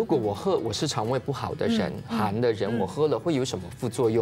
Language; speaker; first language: Chinese; native; Chinese